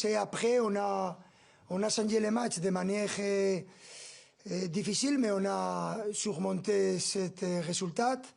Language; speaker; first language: French; non-native, fluent; Spanish